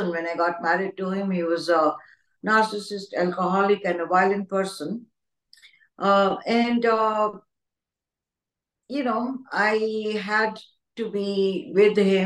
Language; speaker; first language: English; non-native, local second language; Hindi